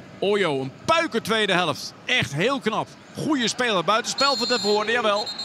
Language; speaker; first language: Dutch; native; Dutch